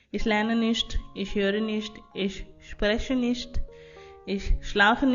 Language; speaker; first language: German; non-native, fluent; Hindi